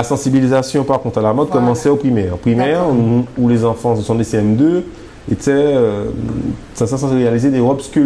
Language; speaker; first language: French; native; French